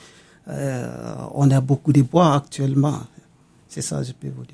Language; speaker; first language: French; non-native, local second language; Bambara